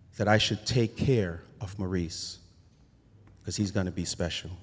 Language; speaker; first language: English; native; English